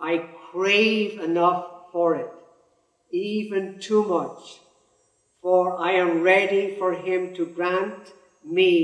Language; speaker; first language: English; native; English